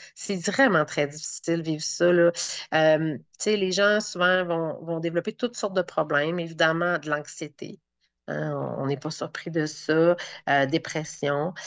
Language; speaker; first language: French; native; French